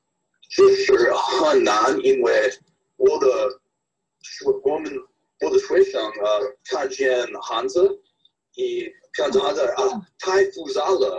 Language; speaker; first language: Chinese; non-native, learner; English